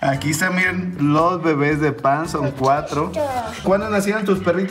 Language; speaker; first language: Spanish; native; Spanish